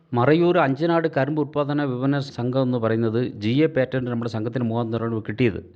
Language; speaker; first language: Malayalam; non-native, local second language; Tamil